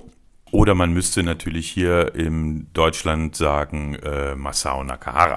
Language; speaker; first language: German; native; German